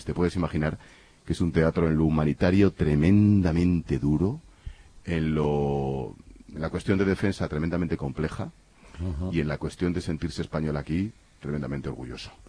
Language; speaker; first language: Spanish; native; Spanish